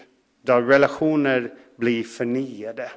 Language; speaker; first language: Swedish; non-native, fluent; English